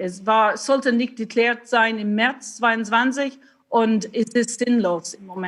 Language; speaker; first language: German; non-native, fluent; English